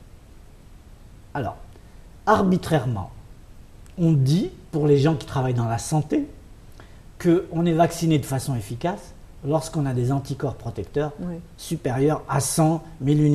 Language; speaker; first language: French; non-native, local second language; Arabic